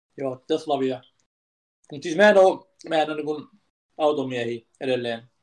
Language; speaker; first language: Finnish; early bilingual, other home language; Kurdish